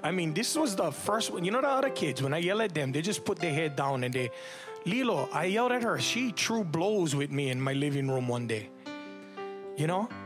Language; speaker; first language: English; native; English